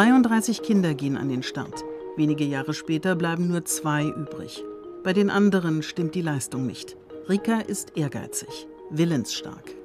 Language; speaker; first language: German; native; German